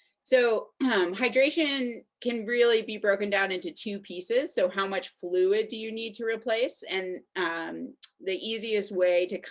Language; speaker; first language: English; native; English